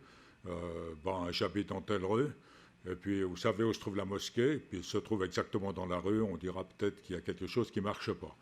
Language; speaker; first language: French; native; French